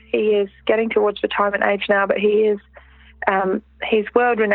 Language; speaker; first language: English; native; English